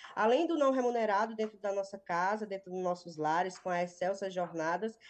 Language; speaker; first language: Portuguese; native; Portuguese